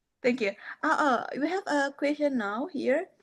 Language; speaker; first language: English; non-native, fluent; Indonesian